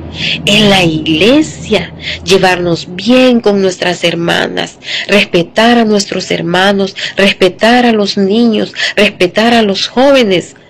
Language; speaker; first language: Spanish; native; Spanish